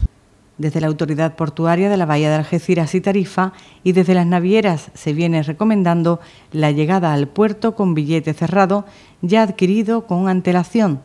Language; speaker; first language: Spanish; native; Spanish